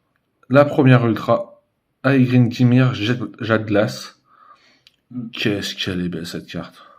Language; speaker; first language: French; native; French